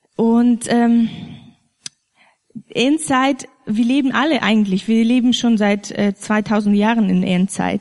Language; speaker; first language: German; non-native, fluent; Russian